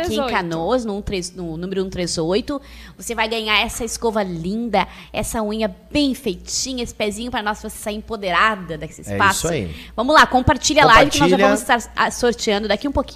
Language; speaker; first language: Portuguese; native; Portuguese